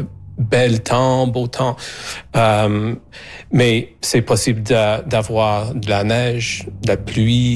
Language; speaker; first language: French; non-native, learner; English